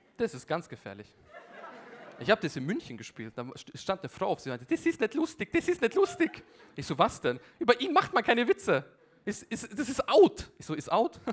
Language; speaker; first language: German; early bilingual, other home language; Albanian